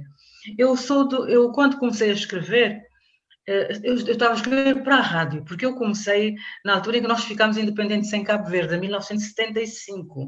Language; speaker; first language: Portuguese; non-native, local second language; Kabuverdianu